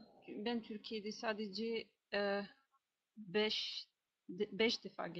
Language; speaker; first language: Turkish; non-native, learner; Russian